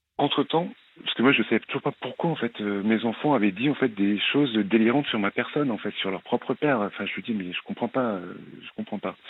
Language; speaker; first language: French; native; French